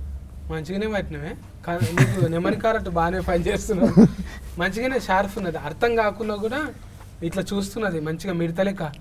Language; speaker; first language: Telugu; native; Telugu